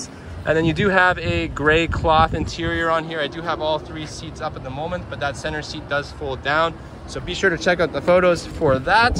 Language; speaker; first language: English; native; English